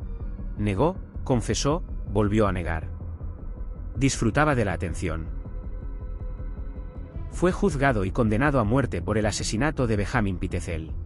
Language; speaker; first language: Spanish; native; Spanish